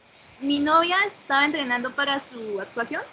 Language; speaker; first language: Spanish; native; Spanish